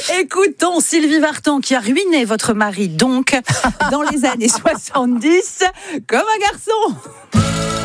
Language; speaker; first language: French; native; French